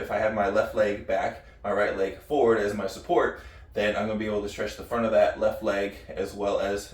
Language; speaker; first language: English; native; English